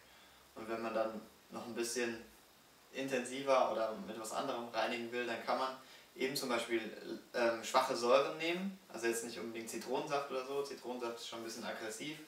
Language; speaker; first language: German; native; German